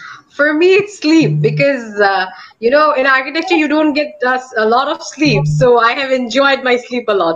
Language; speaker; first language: English; non-native, local second language; Bangla